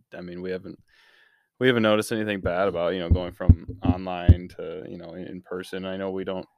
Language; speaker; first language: English; native; English